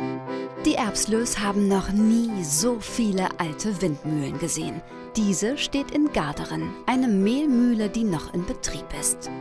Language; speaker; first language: German; native; German